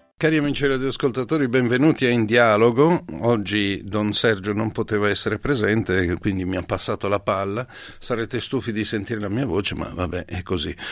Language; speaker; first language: Italian; native; Italian